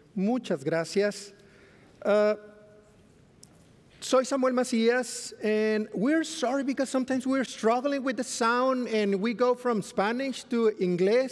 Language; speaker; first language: English; non-native, fluent; Spanish